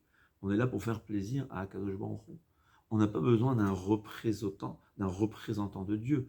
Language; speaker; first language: French; native; French